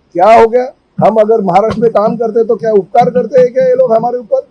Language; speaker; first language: Hindi; non-native, local second language; Marathi